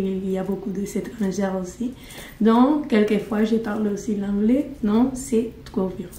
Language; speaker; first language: French; non-native, learner; Spanish